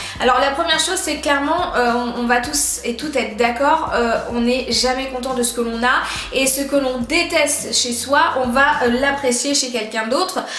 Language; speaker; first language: French; native; French